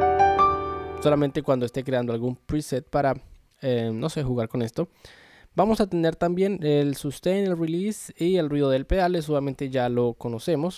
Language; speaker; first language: Spanish; native; Spanish